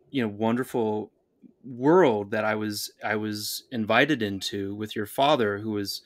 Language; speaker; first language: English; native; English